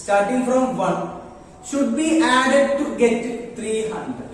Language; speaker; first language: English; non-native, local second language; Malayalam